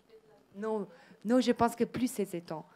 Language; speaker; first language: French; non-native, learner; Italian